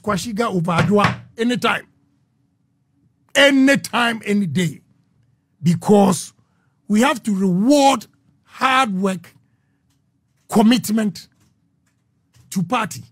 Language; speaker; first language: English; non-native, local second language; Akan